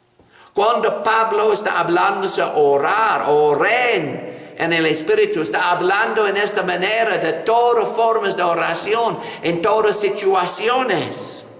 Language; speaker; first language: Spanish; non-native, fluent; English